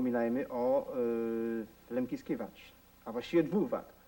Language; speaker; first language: Polish; non-native, local second language; Rusyn